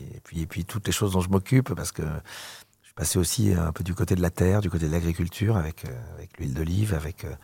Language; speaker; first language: French; native; French